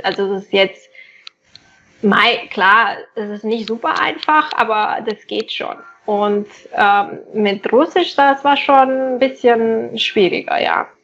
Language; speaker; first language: German; non-native, fluent; Catalan